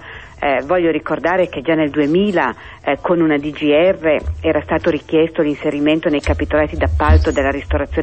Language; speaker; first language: Italian; native; Italian